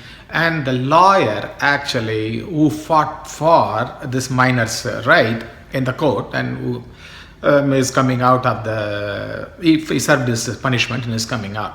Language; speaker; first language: English; non-native, local second language; Tamil